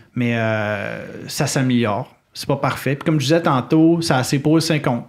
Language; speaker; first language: French; native; French